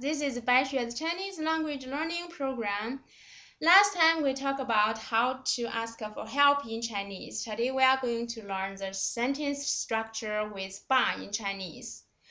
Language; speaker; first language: English; non-native, fluent; Chinese